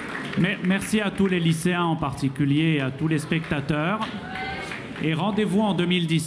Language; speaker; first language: French; native; French